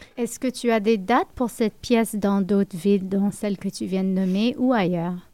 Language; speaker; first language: French; non-native, fluent; English